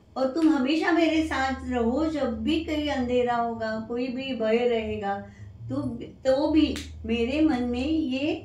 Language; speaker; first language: Hindi; non-native, local second language; Marathi